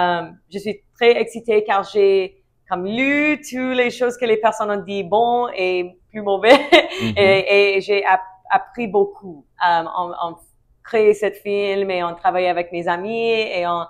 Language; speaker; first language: French; non-native, learner; English